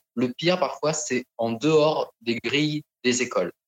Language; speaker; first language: French; native; French